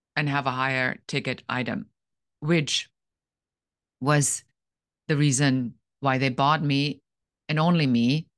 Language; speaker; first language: English; non-native, fluent; German